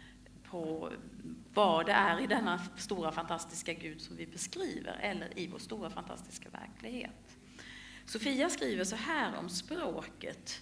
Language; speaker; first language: Swedish; native; Swedish